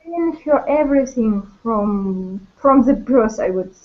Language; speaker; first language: English; non-native, learner; Russian